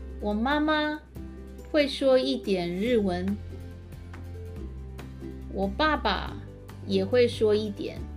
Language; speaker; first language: Chinese; early bilingual, heritage; Chinese